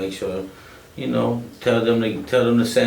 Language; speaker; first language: English; native; English